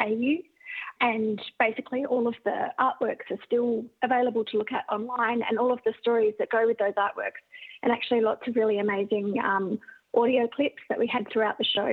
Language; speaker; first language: English; native; English